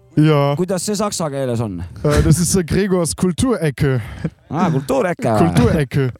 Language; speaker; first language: Estonian; non-native, fluent; German